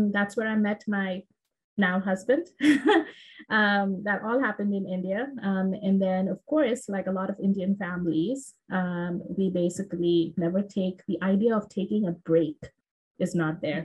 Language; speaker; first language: English; non-native, local second language; Bangla